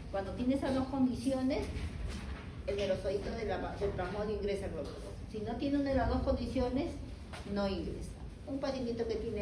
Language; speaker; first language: Spanish; native; Spanish